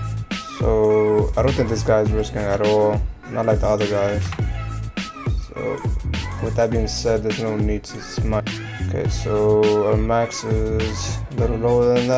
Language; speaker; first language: English; native; English